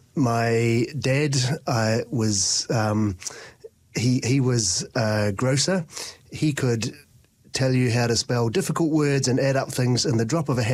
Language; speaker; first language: English; native; English